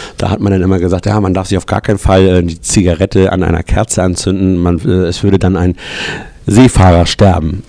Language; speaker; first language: German; native; German